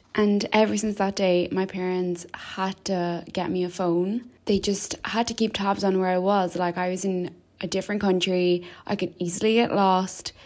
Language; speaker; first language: English; early bilingual, other home language; Albanian